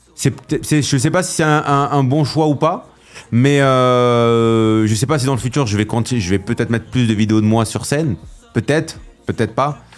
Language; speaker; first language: French; native; French